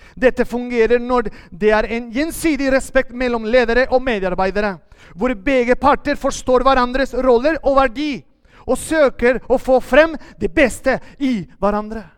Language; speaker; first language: Norwegian; non-native, fluent; Spanish